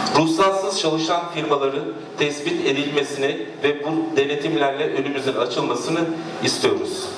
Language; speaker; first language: Turkish; native; Turkish